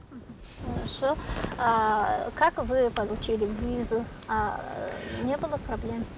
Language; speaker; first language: Russian; non-native, local second language; Tajik